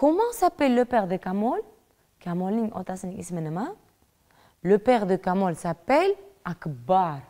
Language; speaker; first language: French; non-native, fluent; Uzbek